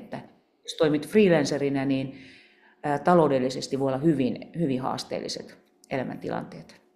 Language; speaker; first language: Finnish; native; Finnish